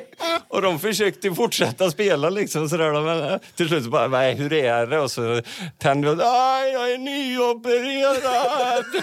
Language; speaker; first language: Swedish; native; Swedish